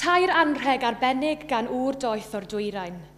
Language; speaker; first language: Welsh; native; Welsh